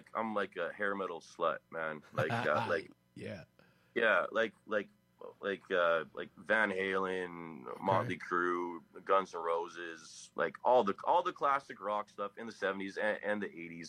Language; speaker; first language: English; native; English